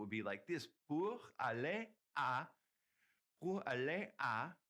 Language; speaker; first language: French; non-native, fluent; English